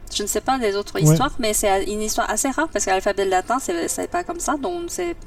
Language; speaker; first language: French; non-native, fluent; Korean